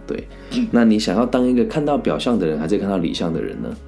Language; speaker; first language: Chinese; native; Chinese